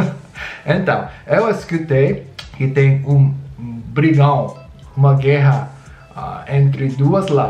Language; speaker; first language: Portuguese; non-native, learner; English